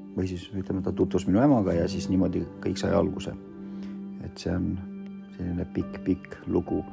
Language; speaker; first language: Estonian; early bilingual, other home language; Russian